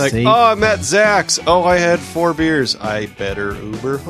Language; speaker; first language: English; native; English